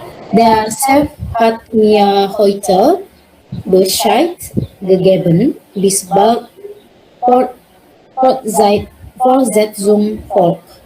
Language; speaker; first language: German; non-native, learner; Indonesian